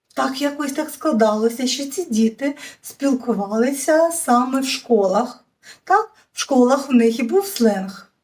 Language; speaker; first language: Ukrainian; native; Ukrainian